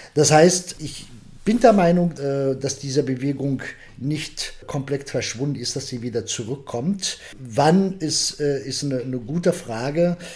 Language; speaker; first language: German; non-native, fluent; Arabic